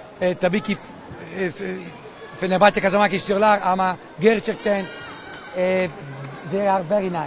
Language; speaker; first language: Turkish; non-native, learner; Italian